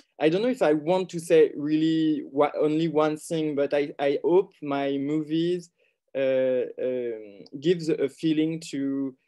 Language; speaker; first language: English; non-native, learner; French